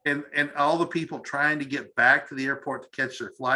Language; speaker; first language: English; native; English